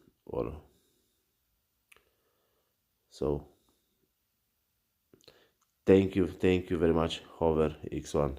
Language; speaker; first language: English; non-native, learner; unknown